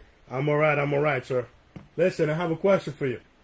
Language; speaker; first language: English; early bilingual, other home language; Spanish